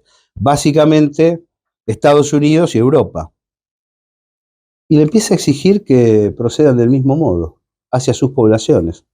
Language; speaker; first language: Spanish; native; Spanish